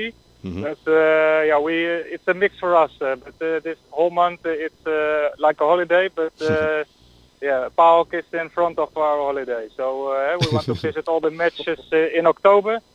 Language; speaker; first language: English; non-native, fluent; Dutch